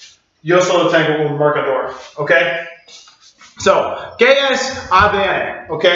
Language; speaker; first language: Spanish; non-native, learner; English